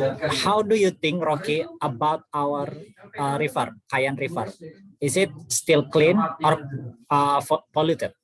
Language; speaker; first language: English; non-native, fluent; Indonesian